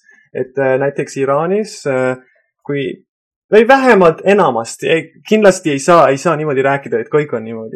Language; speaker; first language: Estonian; non-native, fluent; Persian